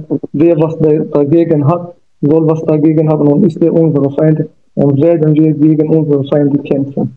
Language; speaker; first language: German; non-native, learner; Kurdish